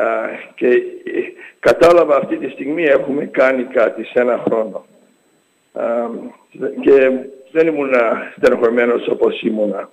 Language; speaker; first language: Greek; early bilingual, heritage; English